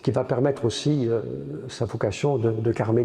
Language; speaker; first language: French; native; French